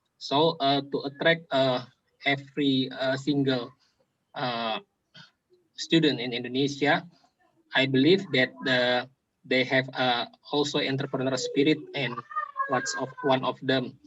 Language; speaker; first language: English; non-native, local second language; Indonesian